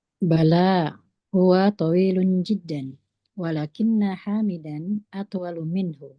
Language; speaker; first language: Arabic; non-native, learner; Indonesian